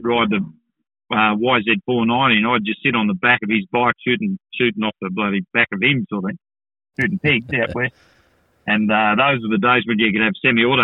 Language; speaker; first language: English; native; English